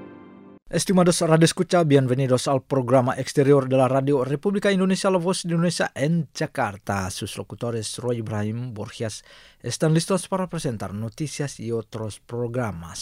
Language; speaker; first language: Spanish; non-native, fluent; Indonesian